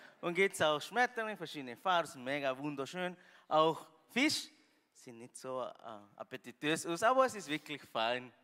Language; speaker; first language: German; non-native, learner; Spanish